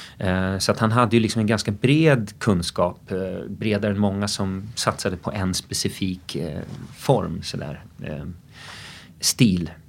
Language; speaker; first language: Swedish; early bilingual, other home language; English